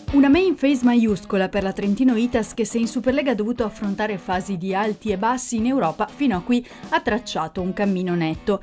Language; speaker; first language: Italian; native; Italian